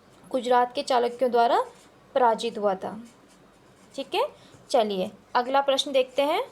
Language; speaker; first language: Hindi; native; Hindi